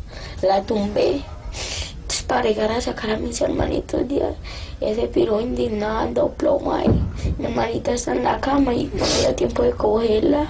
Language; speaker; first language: Spanish; native; Spanish